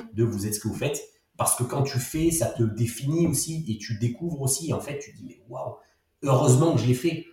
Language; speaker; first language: French; native; French